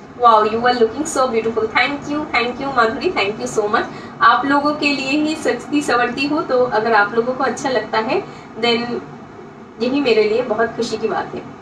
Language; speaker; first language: Hindi; non-native, local second language; Bangla